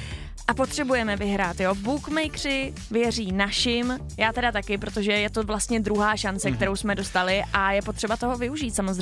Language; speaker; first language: Czech; native; Czech